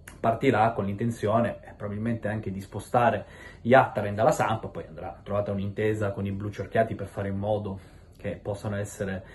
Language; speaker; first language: Italian; native; Italian